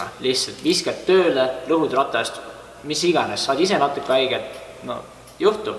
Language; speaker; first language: Estonian; native; Estonian